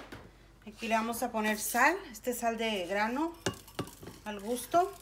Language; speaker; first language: Spanish; native; Spanish